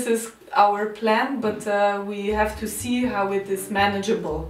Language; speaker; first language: English; non-native, learner; Slovenian